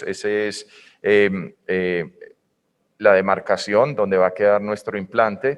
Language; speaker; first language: Spanish; native; Spanish